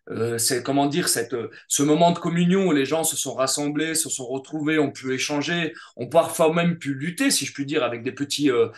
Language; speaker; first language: French; native; French